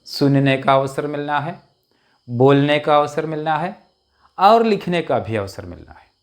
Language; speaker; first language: Hindi; non-native, local second language; Malayalam